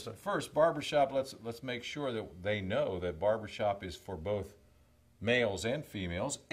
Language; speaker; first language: English; native; English